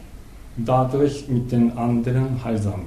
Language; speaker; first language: German; non-native, learner; Japanese